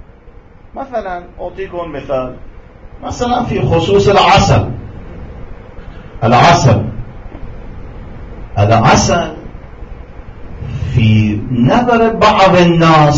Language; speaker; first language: Arabic; non-native, fluent; Persian